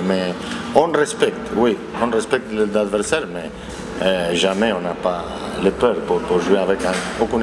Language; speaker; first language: French; non-native, fluent; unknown